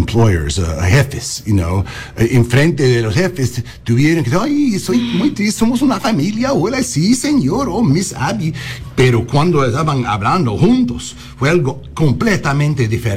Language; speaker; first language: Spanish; non-native, learner; English